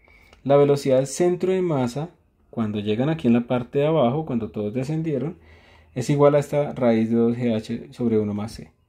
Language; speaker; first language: Spanish; native; Spanish